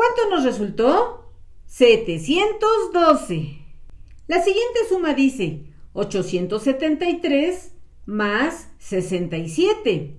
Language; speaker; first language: Spanish; native; Spanish